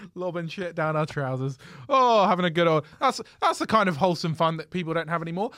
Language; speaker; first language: English; native; English